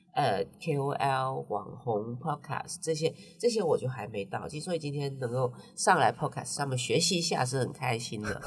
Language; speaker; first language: Chinese; non-native, local second language; Cantonese